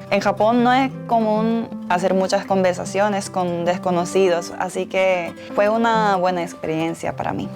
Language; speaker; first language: Spanish; non-native, fluent; Japanese